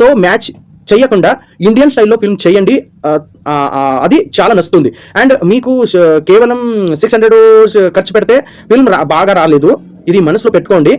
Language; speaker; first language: Telugu; non-native, learner; Kannada